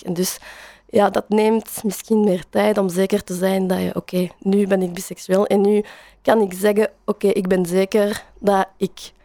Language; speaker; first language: Dutch; non-native, learner; French